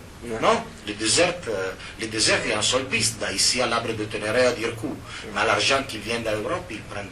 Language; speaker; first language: French; non-native, fluent; Italian